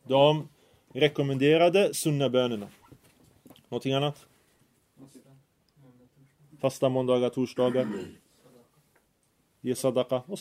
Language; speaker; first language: Swedish; early bilingual, other home language; Arabic